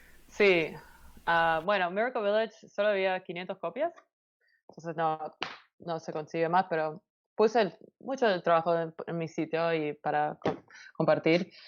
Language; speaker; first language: Spanish; early bilingual, heritage; Spanish